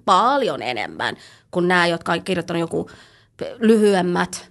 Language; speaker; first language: Finnish; early bilingual, other home language; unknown